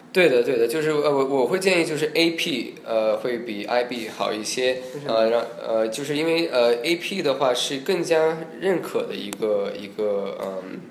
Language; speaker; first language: Chinese; early bilingual, heritage; Chinese